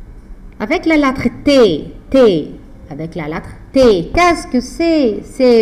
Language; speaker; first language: French; non-native, fluent; Arabic